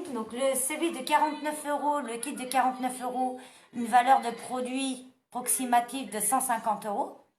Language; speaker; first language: French; native; French